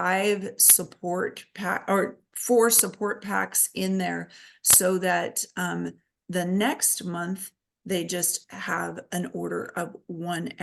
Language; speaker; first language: English; native; English